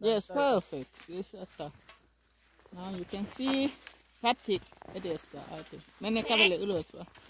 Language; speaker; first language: Finnish; non-native, learner; Thai